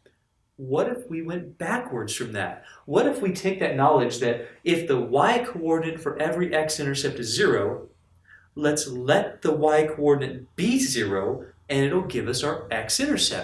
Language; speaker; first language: English; native; English